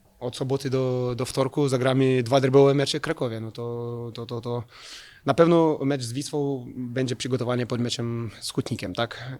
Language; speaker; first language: Polish; non-native, fluent; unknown